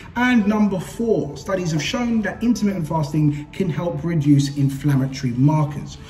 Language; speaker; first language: English; native; English